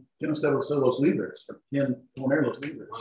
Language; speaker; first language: Spanish; non-native, learner; English